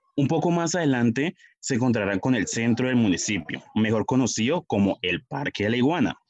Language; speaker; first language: Spanish; native; Spanish